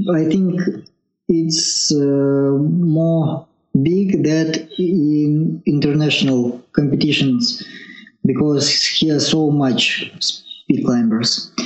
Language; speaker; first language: English; non-native, learner; Russian